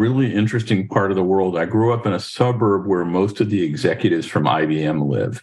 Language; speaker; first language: English; native; English